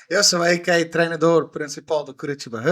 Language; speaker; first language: Portuguese; non-native, learner; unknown